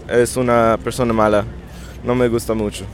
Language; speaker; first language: Spanish; early bilingual, heritage; English